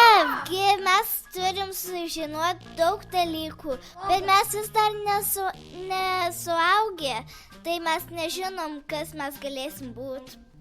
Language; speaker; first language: Lithuanian; early bilingual, heritage; Lithuanian